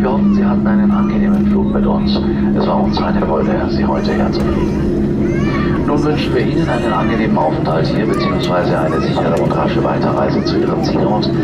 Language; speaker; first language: German; native; German